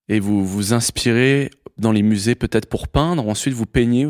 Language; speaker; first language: French; native; French